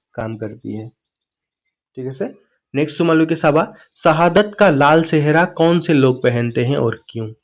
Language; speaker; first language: Hindi; non-native, local second language; Assamese